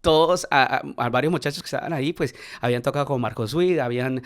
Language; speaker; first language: Spanish; early bilingual, heritage; Spanish